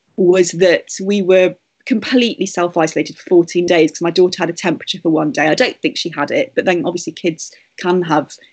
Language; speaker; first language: English; native; English